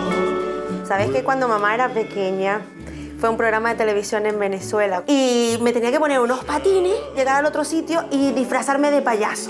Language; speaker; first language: Spanish; native; Spanish